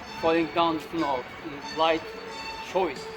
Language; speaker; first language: English; non-native, learner; Turkish